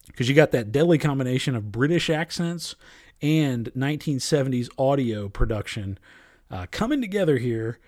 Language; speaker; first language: English; native; English